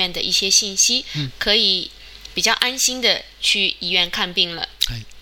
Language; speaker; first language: Chinese; non-native, fluent; Japanese